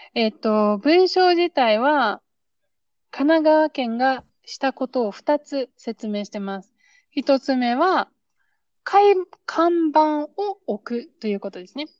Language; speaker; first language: Japanese; native; Japanese